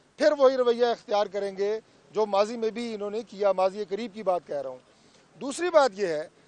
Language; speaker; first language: Urdu; non-native, local second language; Punjabi